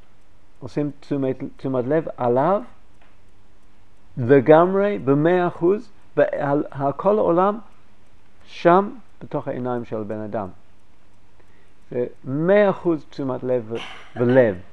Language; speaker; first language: Hebrew; non-native, fluent; English